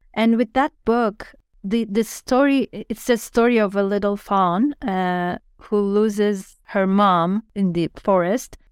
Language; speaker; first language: English; non-native, fluent; Turkish